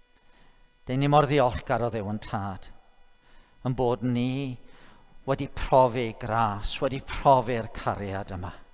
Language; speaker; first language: Welsh; native; Welsh